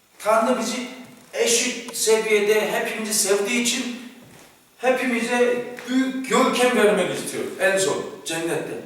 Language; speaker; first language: Turkish; non-native, fluent; Korean